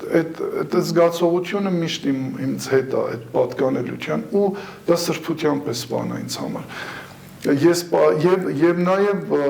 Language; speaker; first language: Armenian; early bilingual, heritage; Armenian